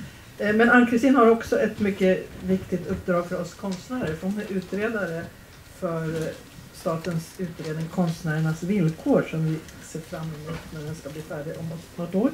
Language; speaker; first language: Swedish; native; Swedish